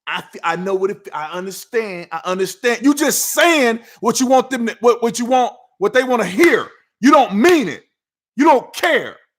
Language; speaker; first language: English; native; English